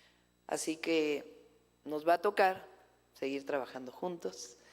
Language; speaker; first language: Spanish; native; Spanish